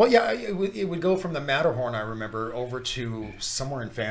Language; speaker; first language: English; native; English